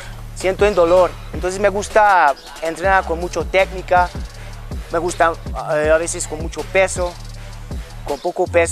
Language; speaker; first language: Spanish; non-native, fluent; Hungarian